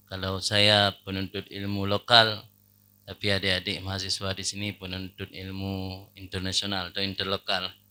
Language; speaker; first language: Malay; non-native, local second language; Achinese